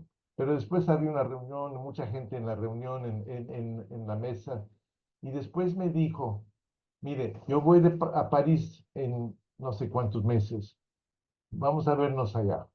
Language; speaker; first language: Spanish; non-native, fluent; English